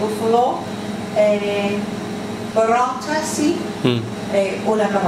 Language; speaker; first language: Italian; non-native, learner; English